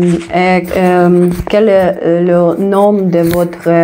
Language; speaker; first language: French; non-native, learner; Russian